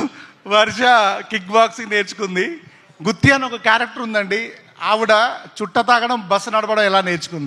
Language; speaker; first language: Telugu; native; Telugu